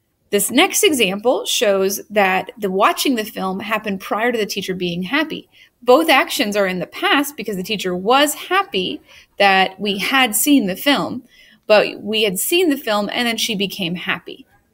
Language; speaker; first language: English; native; English